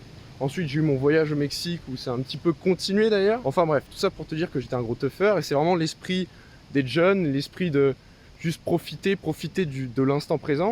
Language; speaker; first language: French; native; French